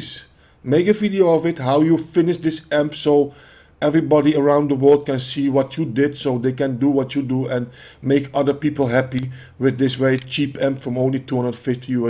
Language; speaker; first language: English; non-native, fluent; Dutch